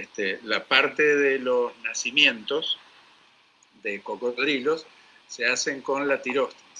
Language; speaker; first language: Spanish; native; Spanish